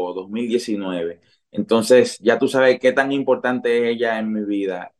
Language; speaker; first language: Spanish; native; Spanish